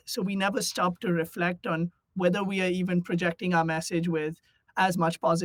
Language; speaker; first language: English; non-native, local second language; Hindi